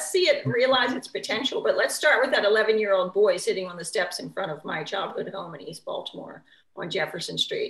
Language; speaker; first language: English; native; English